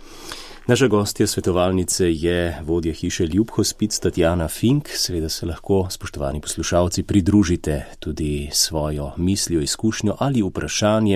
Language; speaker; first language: Slovenian; native; Slovenian